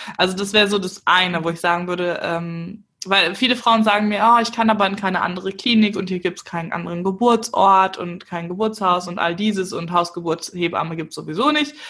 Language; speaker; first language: German; native; German